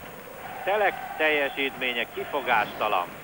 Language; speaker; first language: Hungarian; native; Hungarian